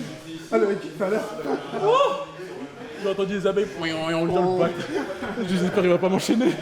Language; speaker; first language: French; native; French